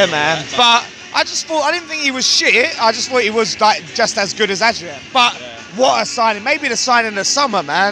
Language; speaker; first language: English; native; English